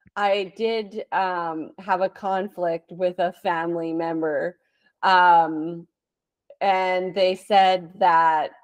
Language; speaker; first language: English; native; English